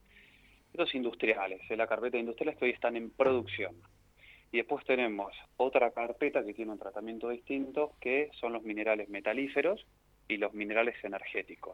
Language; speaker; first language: Spanish; native; Spanish